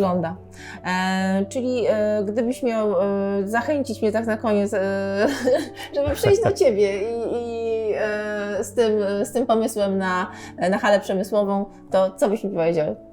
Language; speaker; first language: Polish; native; Polish